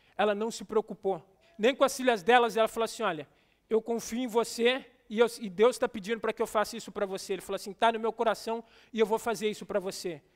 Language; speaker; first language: Portuguese; native; Portuguese